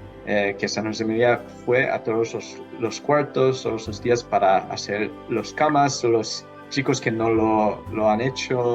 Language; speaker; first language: Spanish; non-native, fluent; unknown